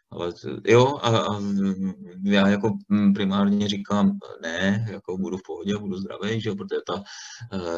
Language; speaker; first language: Czech; native; Czech